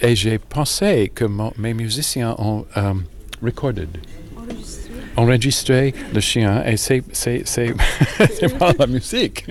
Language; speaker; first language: French; non-native, learner; English